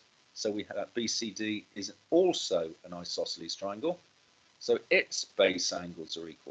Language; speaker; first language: English; native; English